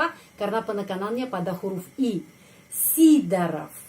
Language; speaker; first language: Indonesian; non-native, fluent; Russian